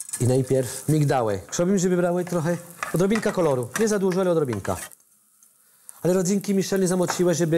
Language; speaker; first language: Polish; non-native, learner; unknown